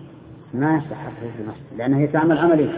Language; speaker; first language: Arabic; native; Arabic